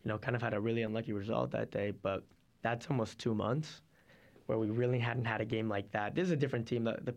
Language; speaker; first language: English; native; English